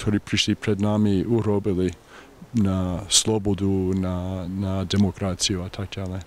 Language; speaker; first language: Slovak; non-native, learner; English